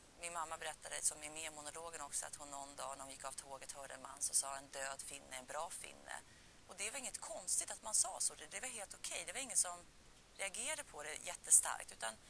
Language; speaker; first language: Swedish; early bilingual, other home language; Finnish